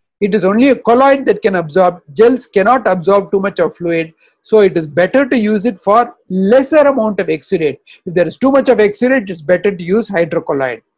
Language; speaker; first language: English; non-native, local second language; Tamil